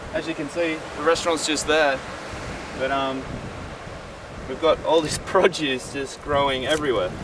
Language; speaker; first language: English; native; English